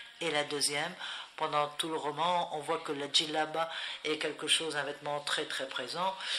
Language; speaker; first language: French; non-native, fluent; Spanish